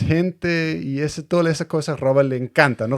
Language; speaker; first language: Spanish; non-native, fluent; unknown